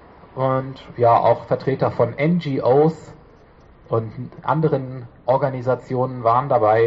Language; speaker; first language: German; native; German